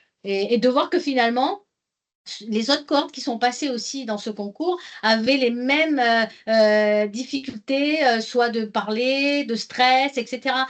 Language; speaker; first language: French; native; French